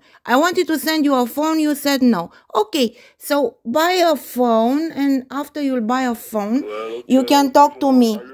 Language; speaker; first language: English; non-native, fluent; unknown